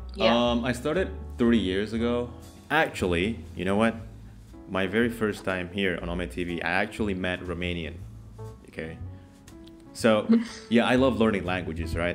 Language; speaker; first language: English; non-native, fluent; Indonesian